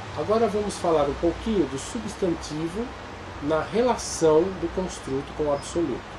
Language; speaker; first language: Portuguese; native; Portuguese